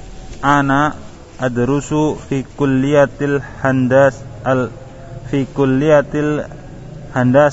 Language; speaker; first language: Arabic; non-native, learner; Indonesian